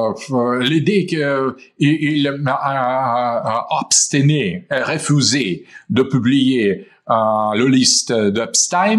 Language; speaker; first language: French; non-native, fluent; Russian